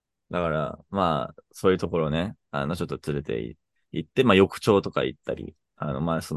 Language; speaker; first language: Japanese; non-native, fluent; English